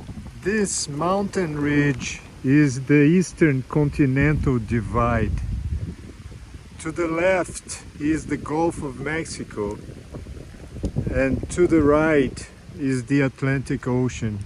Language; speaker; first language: English; non-native, fluent; Portuguese